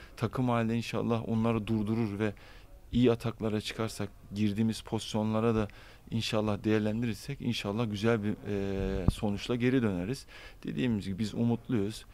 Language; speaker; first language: Turkish; early bilingual, heritage; Turkish